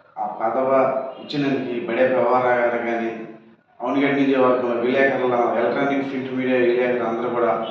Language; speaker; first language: Telugu; native; Telugu